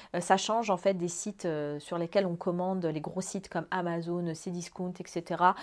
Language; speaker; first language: French; native; French